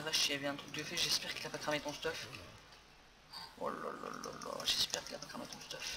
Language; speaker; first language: French; native; French